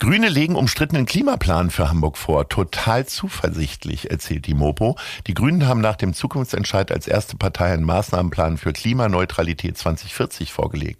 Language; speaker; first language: German; native; German